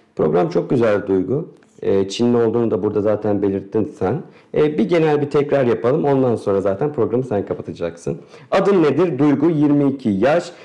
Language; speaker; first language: Turkish; native; Turkish